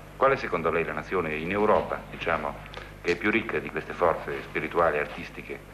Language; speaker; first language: Italian; native; Italian